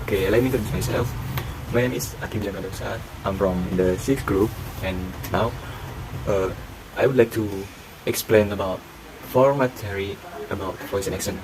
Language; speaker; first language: English; non-native, learner; Indonesian